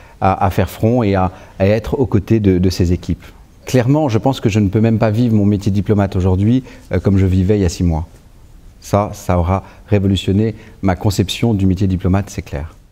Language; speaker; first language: French; native; French